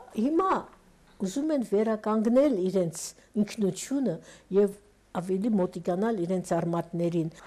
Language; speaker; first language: Armenian; early bilingual, heritage; Armenian